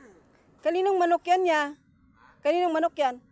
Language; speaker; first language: Filipino; non-native, local second language; Cebuano